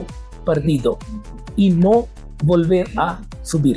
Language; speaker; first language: Spanish; non-native, fluent; Hindi